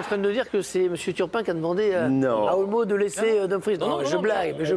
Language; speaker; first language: French; native; French